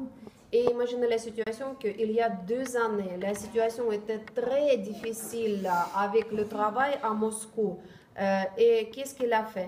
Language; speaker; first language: French; non-native, learner; Russian